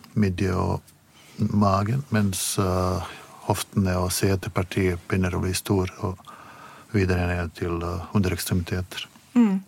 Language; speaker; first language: Norwegian; non-native, fluent; Bosnian